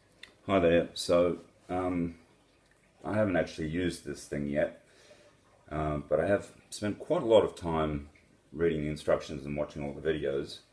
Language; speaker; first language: English; native; English